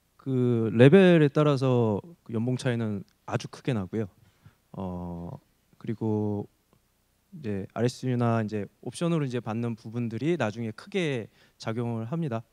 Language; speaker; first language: Korean; native; Korean